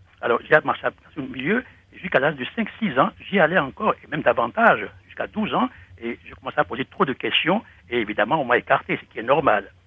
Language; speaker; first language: French; non-native, local second language; Fon